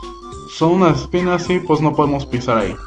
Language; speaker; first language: Spanish; native; Spanish